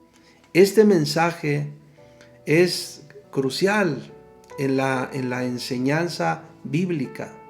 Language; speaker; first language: Spanish; native; Spanish